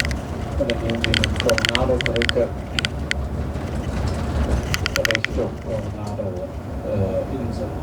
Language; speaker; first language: German; non-native, fluent; English